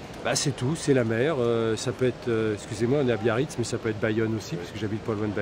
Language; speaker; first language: French; native; French